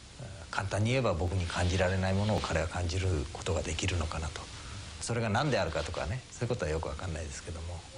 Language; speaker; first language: Japanese; native; Japanese